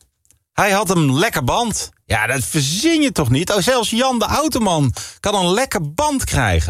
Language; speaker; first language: Dutch; native; Dutch